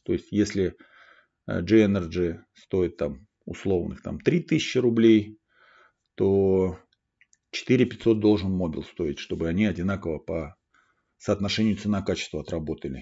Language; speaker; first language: Russian; native; Russian